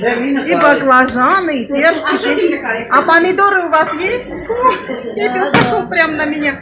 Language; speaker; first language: Russian; non-native, local second language; Armenian